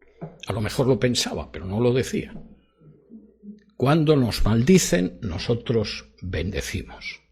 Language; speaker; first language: Spanish; native; Spanish